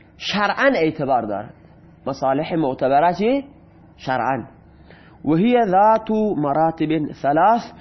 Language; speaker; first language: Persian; non-native, local second language; Baluchi